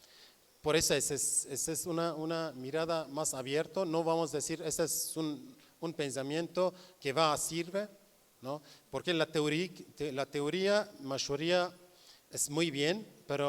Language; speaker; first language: Spanish; non-native, learner; Kurdish